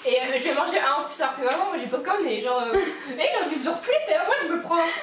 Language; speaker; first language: French; native; French